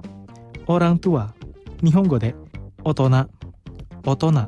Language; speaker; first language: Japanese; non-native, fluent; Indonesian